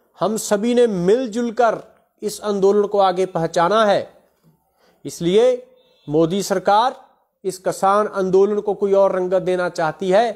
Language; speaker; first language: Hindi; non-native, local second language; Punjabi